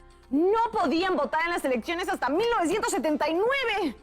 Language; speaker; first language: Spanish; native; Spanish